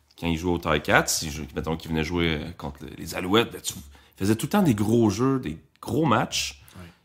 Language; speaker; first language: French; native; French